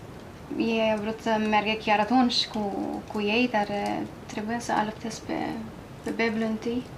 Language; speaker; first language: Romanian; non-native, learner; Norwegian